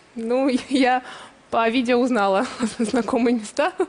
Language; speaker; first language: Russian; native; Russian